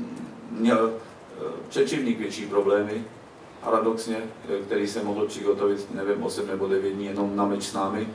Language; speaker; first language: Polish; non-native, learner; Czech